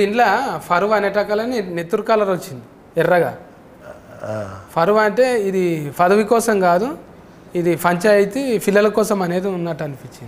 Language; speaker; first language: Telugu; native; Telugu